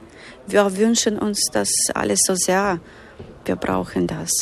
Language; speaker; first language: German; non-native, fluent; Ukrainian